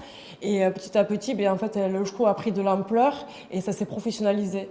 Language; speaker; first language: French; native; French